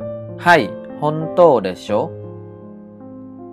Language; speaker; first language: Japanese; non-native, fluent; Khmer